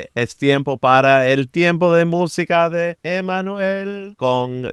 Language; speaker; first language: Spanish; early bilingual, other home language; English